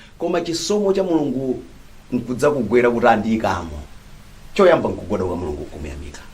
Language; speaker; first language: Nyanja; native; Nyanja